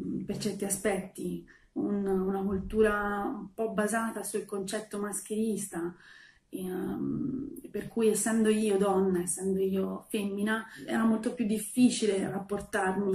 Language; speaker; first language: Italian; non-native, fluent; Portuguese